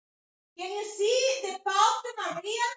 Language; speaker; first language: English; non-native, fluent; Italian